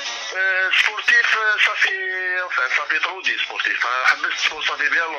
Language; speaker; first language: French; non-native, local second language; Arabic